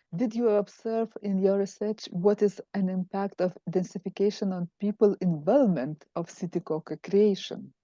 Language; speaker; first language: English; non-native, fluent; Lithuanian